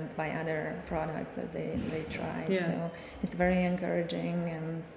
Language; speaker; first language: English; non-native, fluent; Hungarian